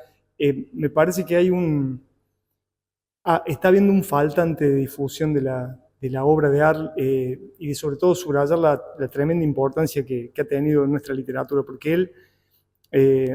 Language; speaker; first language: Spanish; native; Spanish